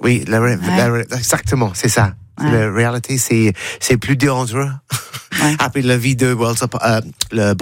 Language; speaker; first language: French; non-native, learner; English